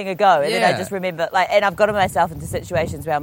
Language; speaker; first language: English; native; English